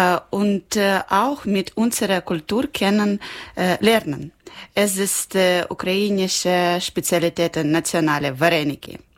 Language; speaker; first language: German; non-native, learner; Ukrainian